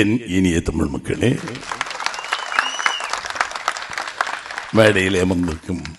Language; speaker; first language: Tamil; native; Tamil